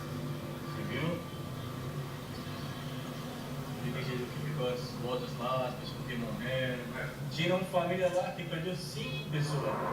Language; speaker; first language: Portuguese; non-native, fluent; Arabic